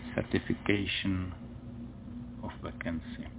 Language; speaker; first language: English; non-native, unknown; Czech